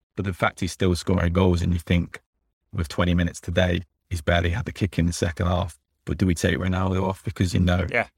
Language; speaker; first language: English; native; English